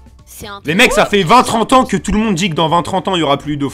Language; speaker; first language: French; native; French